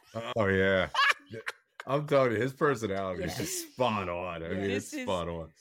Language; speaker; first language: English; native; English